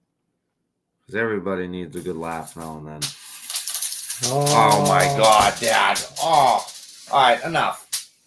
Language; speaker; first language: English; native; English